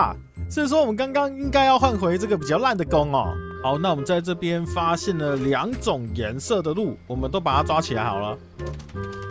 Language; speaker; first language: Chinese; native; Chinese